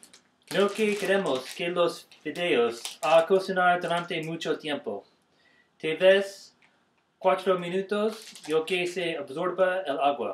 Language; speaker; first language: Spanish; non-native, learner; English